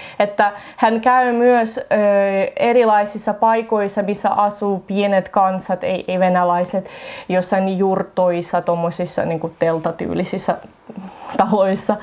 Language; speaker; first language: Finnish; non-native, fluent; Russian